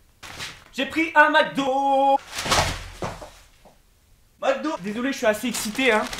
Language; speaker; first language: French; native; French